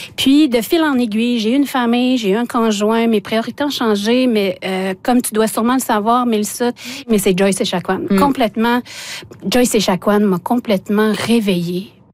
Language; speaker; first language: French; non-native, local second language; Innu-aimun